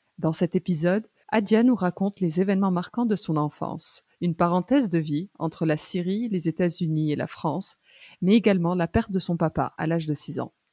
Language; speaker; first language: French; early bilingual, other home language; Arabic